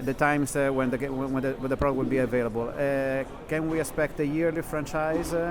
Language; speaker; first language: English; non-native, fluent; Italian